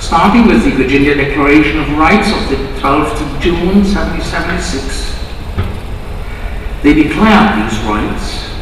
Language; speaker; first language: English; non-native, fluent; German